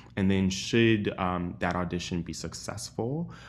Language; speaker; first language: English; native; English